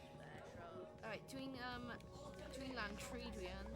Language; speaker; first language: Welsh; non-native, local second language; English